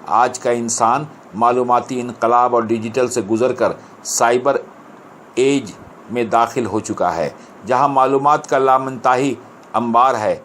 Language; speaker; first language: Urdu; native; Urdu